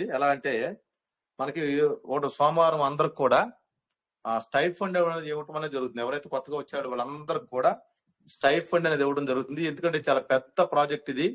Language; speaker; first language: Telugu; native; Telugu